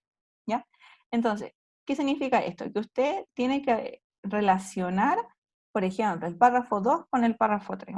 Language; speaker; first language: Spanish; native; Spanish